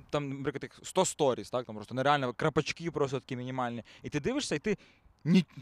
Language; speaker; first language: Ukrainian; native; Ukrainian